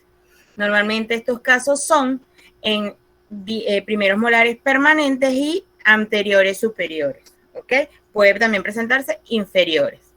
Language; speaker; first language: Spanish; native; Spanish